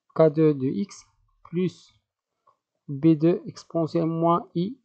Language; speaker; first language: French; non-native, local second language; Arabic